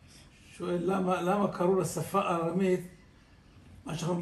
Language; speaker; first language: Hebrew; early bilingual, other home language; Aramaic